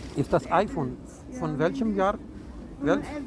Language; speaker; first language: German; non-native, fluent; Urdu